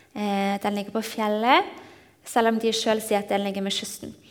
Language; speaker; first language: Norwegian; native; Norwegian